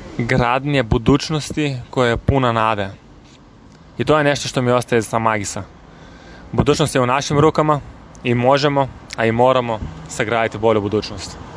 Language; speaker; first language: Croatian; early bilingual, heritage; Croatian